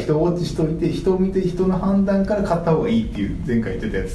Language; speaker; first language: Japanese; native; Japanese